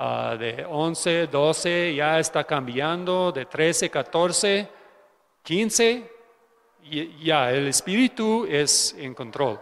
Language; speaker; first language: Spanish; non-native, fluent; English